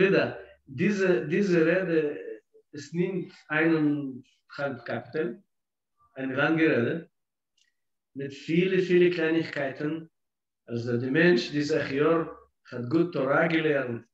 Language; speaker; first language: German; non-native, fluent; Russian